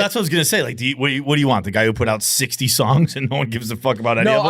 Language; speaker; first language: English; native; English